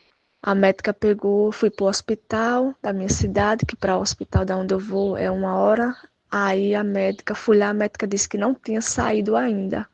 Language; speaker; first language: Portuguese; native; Portuguese